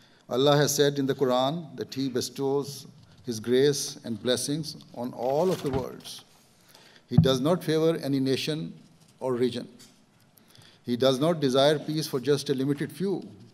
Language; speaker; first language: English; non-native, local second language; Urdu